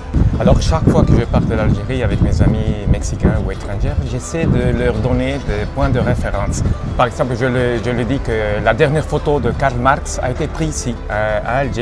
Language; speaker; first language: French; non-native, fluent; Spanish